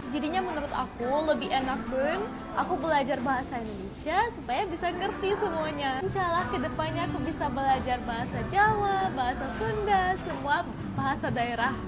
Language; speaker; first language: Indonesian; non-native, fluent; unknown